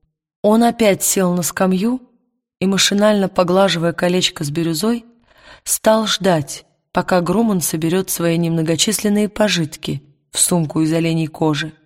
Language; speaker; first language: Russian; native; Russian